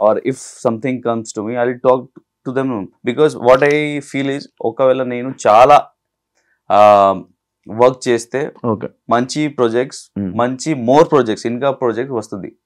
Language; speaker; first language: Telugu; non-native, local second language; Hindi